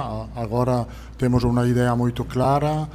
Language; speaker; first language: Portuguese; non-native, learner; Italian